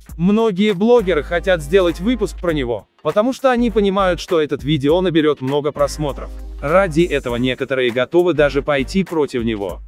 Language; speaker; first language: Russian; non-native, local second language; Uzbek